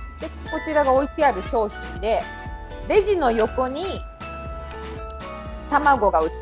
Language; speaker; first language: Japanese; native; Japanese